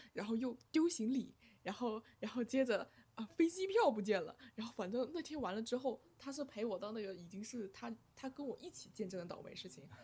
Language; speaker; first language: Chinese; native; Chinese